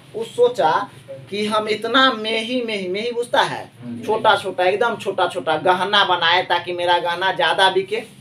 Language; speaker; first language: Hindi; native; Hindi